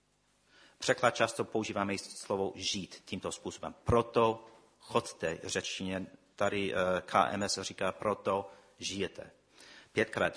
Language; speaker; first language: Czech; non-native, fluent; English